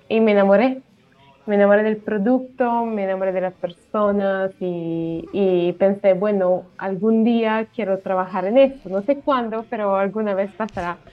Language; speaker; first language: Spanish; non-native, fluent; Italian